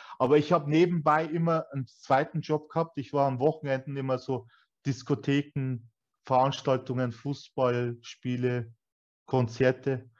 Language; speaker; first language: German; early bilingual, other home language; Turkish